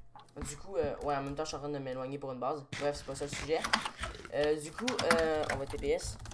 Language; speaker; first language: French; native; French